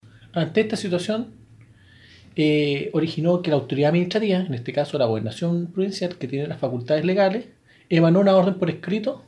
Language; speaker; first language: Spanish; native; Spanish